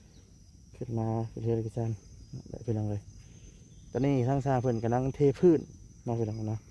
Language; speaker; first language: Thai; non-native, local second language; Lao